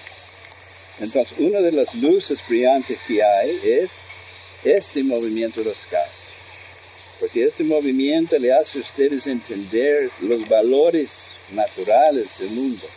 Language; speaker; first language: Spanish; non-native, fluent; English